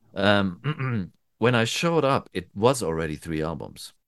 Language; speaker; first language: English; non-native, fluent; German